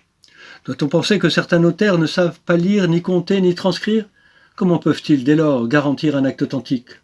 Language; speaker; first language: French; native; French